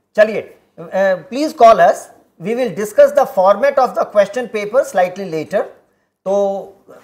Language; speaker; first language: Hindi; native; Hindi